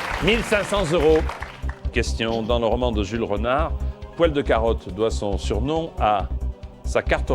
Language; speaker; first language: French; native; French